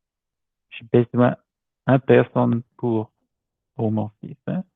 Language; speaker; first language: French; non-native, learner; German